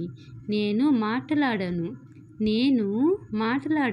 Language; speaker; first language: Telugu; non-native, local second language; Odia